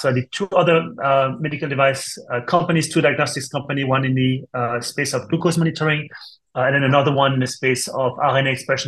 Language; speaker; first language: English; non-native, fluent; French